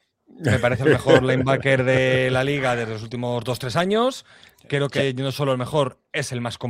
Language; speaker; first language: Spanish; native; Spanish